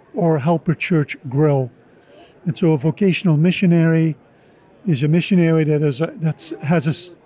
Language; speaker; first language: English; non-native, fluent; Dutch